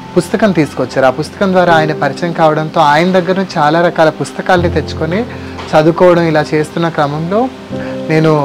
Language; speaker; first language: Telugu; non-native, local second language; Lambadi